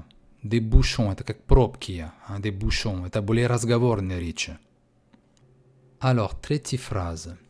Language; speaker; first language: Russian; non-native, fluent; French